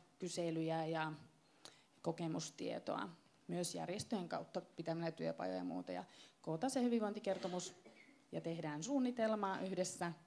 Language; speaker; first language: Finnish; native; Finnish